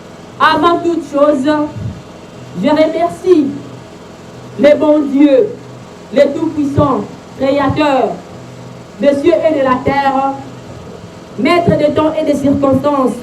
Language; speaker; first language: French; non-native, local second language; Lingala